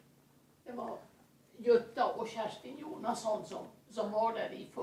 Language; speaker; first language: Swedish; native; Swedish